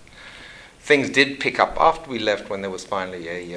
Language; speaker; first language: English; native; English